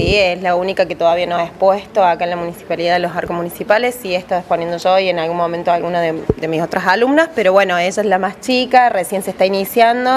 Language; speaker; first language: Spanish; native; Spanish